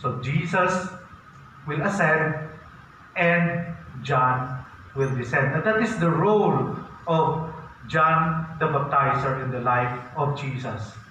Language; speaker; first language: English; non-native, local second language; Filipino